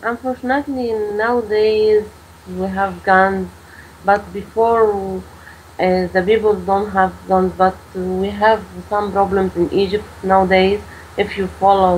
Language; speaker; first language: English; non-native, learner; Arabic